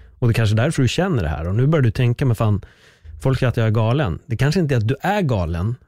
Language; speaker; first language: Swedish; native; Swedish